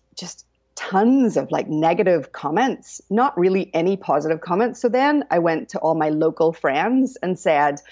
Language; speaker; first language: English; native; English